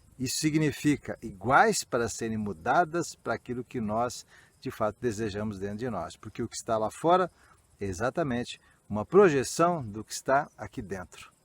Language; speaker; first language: Portuguese; early bilingual, other home language; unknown